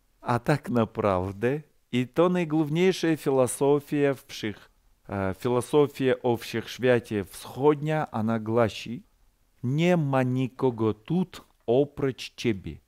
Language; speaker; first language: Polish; non-native, fluent; Ukrainian